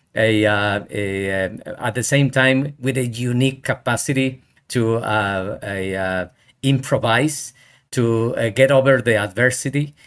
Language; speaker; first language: English; non-native, fluent; Spanish